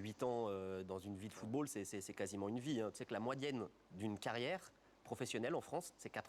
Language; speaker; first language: French; native; French